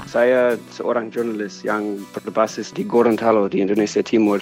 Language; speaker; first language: Indonesian; non-native, fluent; English